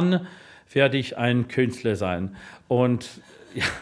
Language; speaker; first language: German; non-native, learner; English